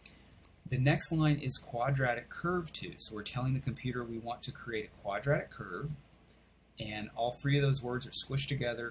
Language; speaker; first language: English; native; English